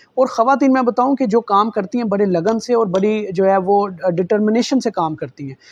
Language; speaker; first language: Urdu; non-native, local second language; Saraiki